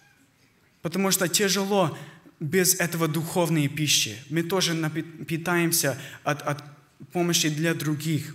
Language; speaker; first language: Russian; early bilingual, heritage; Russian